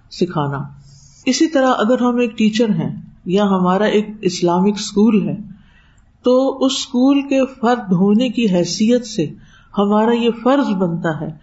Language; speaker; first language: Urdu; native; Urdu